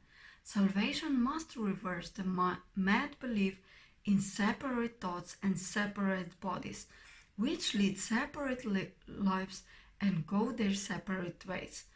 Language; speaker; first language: English; non-native, fluent; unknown